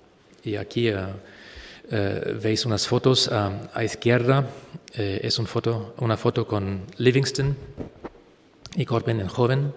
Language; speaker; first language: Spanish; non-native, fluent; German